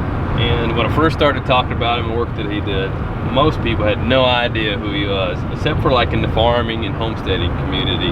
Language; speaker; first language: English; native; English